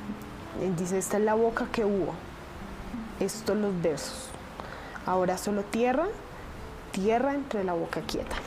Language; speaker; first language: Spanish; native; Spanish